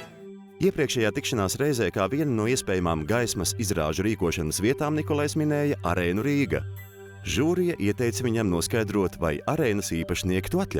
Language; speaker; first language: Latvian; native; Latvian